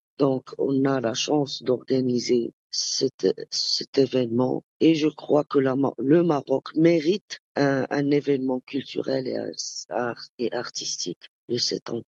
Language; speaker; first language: French; non-native, local second language; Arabic